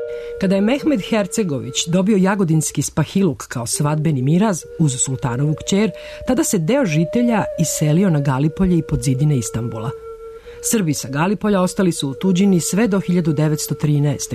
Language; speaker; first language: Serbian; native; Serbian